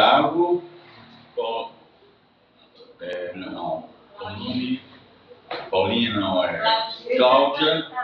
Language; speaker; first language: Portuguese; native; Portuguese